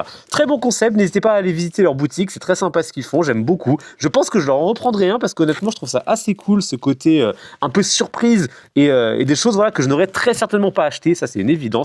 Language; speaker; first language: French; native; French